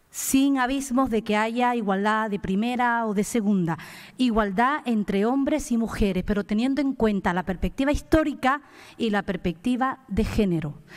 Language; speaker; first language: Spanish; native; Spanish